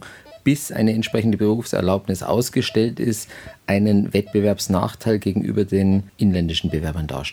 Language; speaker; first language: German; native; German